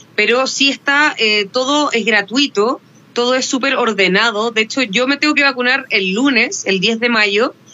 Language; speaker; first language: Spanish; native; Spanish